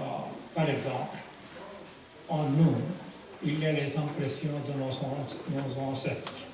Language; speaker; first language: French; non-native, fluent; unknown